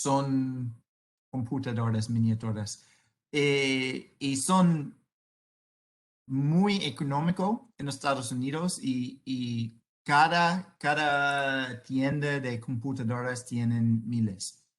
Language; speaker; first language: Spanish; non-native, learner; English